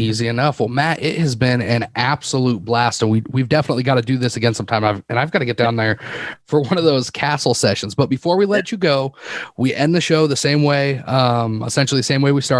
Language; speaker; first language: English; native; English